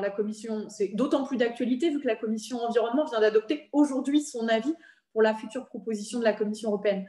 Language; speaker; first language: French; native; French